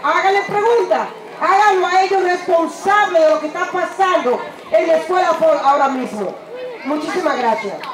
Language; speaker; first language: Spanish; native; Spanish